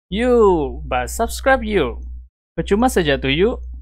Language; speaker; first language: English; non-native, local second language; Malay